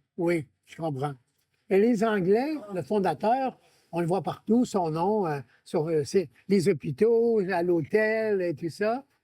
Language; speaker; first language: French; native; French